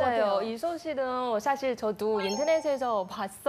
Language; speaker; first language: Korean; non-native, fluent; Chinese